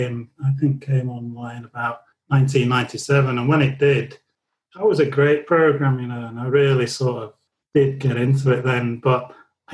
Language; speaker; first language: English; native; English